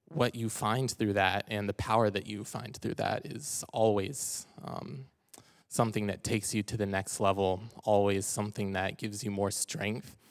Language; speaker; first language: English; native; English